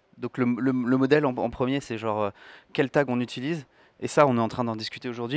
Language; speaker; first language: French; native; French